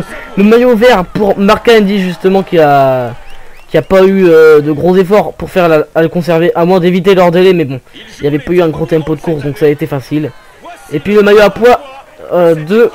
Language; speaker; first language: French; native; French